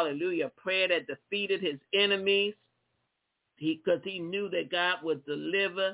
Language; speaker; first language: English; native; English